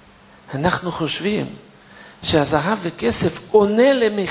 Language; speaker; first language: Hebrew; non-native, fluent; Russian